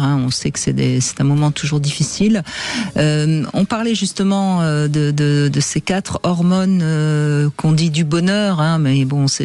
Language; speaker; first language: French; native; French